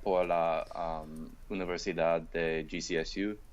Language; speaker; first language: Spanish; non-native, learner; English